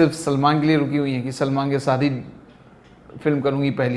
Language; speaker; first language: Hindi; native; Hindi